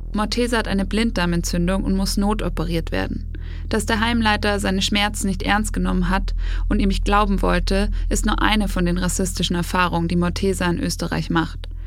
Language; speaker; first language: German; native; German